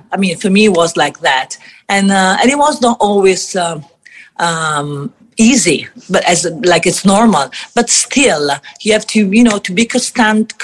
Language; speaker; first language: English; non-native, fluent; Italian